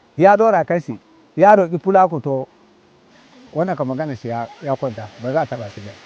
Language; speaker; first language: Hausa; non-native, local second language; Fula